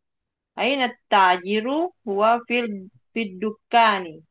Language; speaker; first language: Arabic; non-native, learner; Indonesian